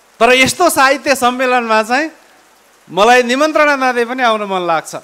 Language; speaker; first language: Nepali; native; Nepali